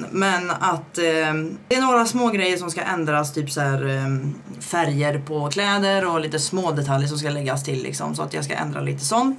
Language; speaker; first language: Swedish; native; Swedish